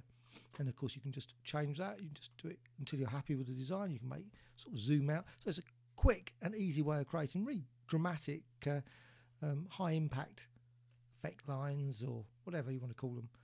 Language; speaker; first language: English; native; English